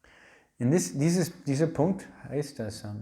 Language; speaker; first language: German; non-native, learner; English